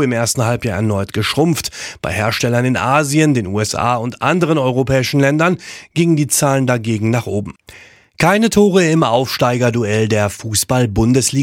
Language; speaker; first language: German; native; German